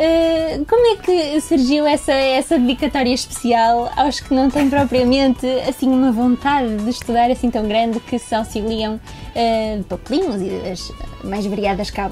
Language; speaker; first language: Portuguese; native; Portuguese